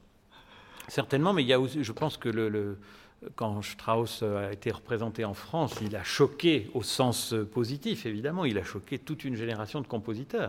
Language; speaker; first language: French; native; French